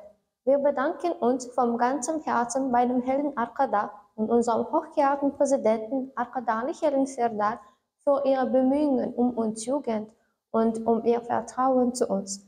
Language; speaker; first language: German; non-native, learner; Turkmen